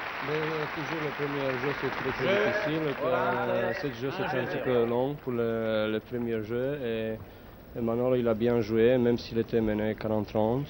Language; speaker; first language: French; non-native, learner; Romanian